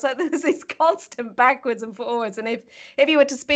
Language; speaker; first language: English; native; English